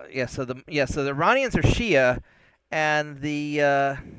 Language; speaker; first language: English; native; English